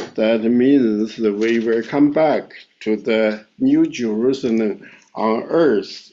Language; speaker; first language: English; non-native, fluent; Chinese